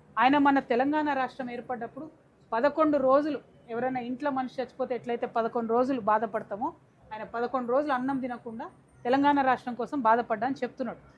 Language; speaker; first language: Telugu; native; Telugu